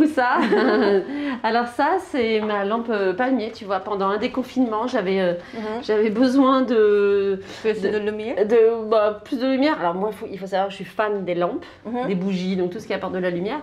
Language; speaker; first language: French; native; French